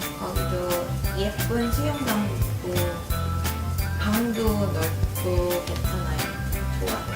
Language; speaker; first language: Korean; non-native, learner; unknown